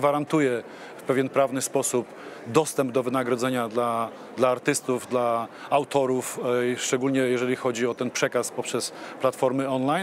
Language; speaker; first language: Polish; native; Polish